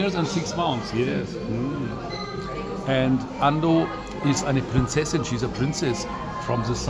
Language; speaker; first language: English; non-native, learner; German